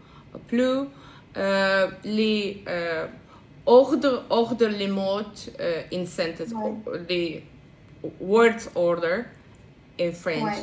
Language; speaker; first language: French; non-native, learner; Russian